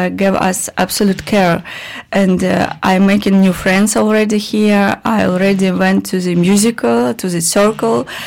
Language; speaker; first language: English; non-native, learner; Russian